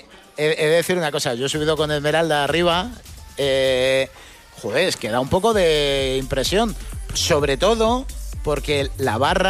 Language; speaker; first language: Spanish; native; Spanish